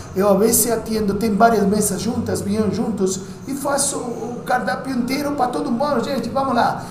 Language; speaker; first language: Portuguese; non-native, learner; Spanish